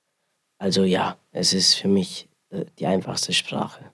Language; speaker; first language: German; early bilingual, other home language; Spanish